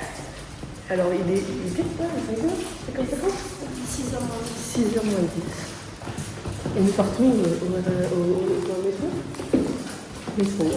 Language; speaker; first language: French; native; French